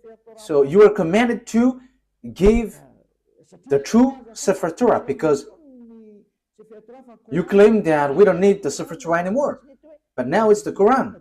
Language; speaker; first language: English; non-native, fluent; Malagasy